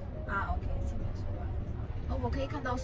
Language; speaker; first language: Chinese; non-native, learner; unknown